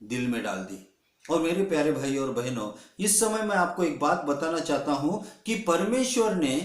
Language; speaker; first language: Hindi; non-native, local second language; Kannada